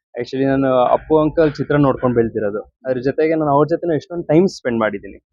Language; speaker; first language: Kannada; early bilingual, heritage; Kannada